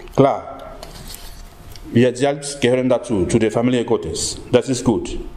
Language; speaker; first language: German; non-native, fluent; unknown